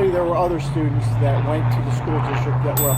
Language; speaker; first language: English; native; English